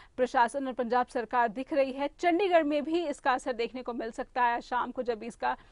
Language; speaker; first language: Hindi; native; Hindi